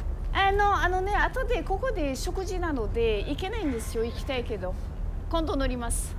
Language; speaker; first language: Japanese; non-native, fluent; French